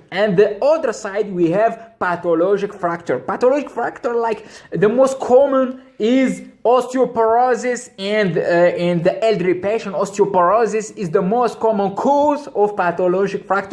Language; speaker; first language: English; non-native, local second language; Arabic